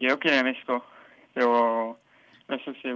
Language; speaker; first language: Spanish; non-native, learner; Hebrew